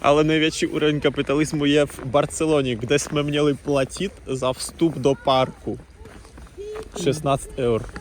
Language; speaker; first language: Czech; non-native, fluent; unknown